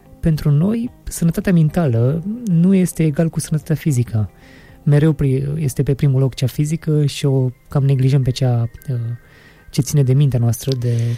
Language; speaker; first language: Romanian; native; Romanian